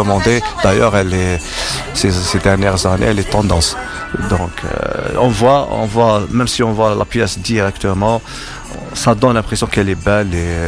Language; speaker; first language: French; non-native, local second language; Arabic